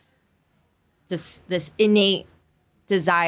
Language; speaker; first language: English; non-native, fluent; Korean